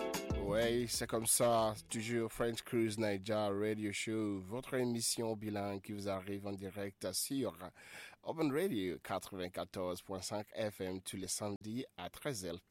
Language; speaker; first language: French; non-native, fluent; Igbo